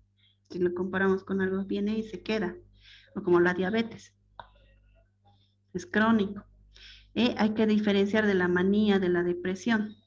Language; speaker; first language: Spanish; native; Spanish